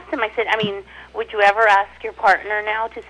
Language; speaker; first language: English; non-native, fluent; Spanish